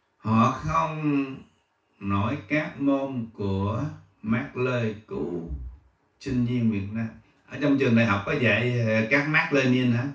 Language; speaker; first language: Vietnamese; native; Vietnamese